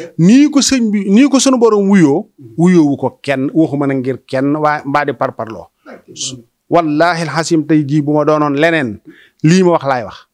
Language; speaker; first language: Wolof; native; Wolof